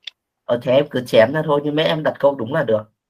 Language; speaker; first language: Vietnamese; native; Vietnamese